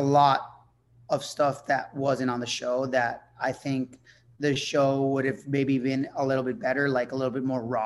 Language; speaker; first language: English; non-native, fluent; Spanish